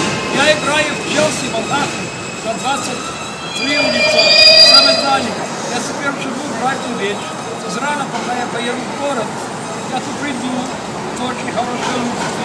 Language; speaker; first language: Russian; early bilingual, heritage; Russian